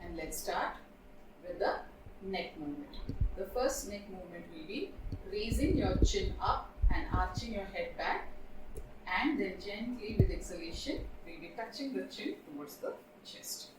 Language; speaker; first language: English; non-native, local second language; Marathi